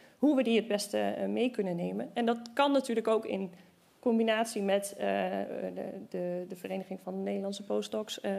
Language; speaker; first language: Dutch; native; Dutch